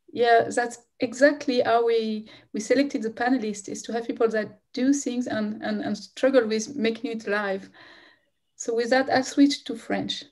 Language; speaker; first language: English; non-native, fluent; French